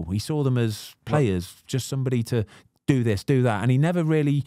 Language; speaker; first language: English; native; English